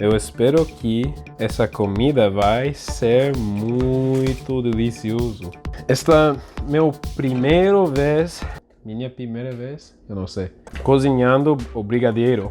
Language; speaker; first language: Portuguese; non-native, learner; English